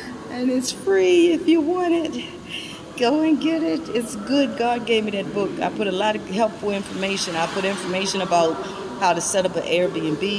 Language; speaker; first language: English; native; English